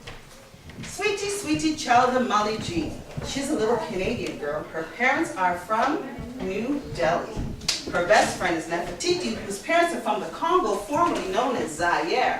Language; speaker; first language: English; early bilingual, other home language; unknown